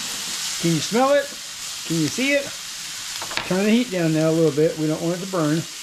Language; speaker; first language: English; native; English